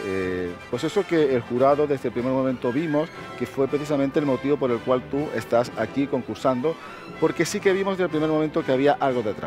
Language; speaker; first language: Spanish; native; Spanish